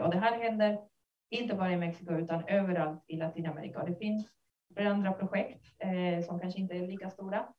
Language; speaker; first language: Swedish; non-native, fluent; Spanish